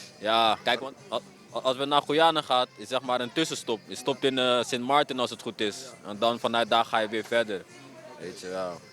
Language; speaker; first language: Dutch; non-native, fluent; English